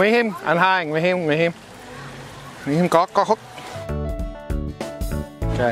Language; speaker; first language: Vietnamese; non-native, learner; English